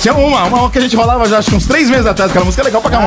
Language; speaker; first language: Portuguese; native; Portuguese